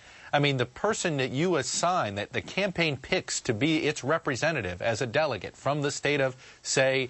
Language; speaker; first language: English; native; English